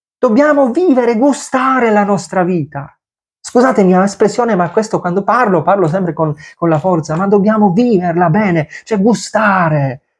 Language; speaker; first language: Italian; non-native, fluent; Polish